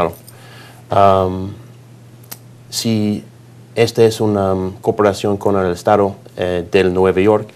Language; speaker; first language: Spanish; non-native, learner; English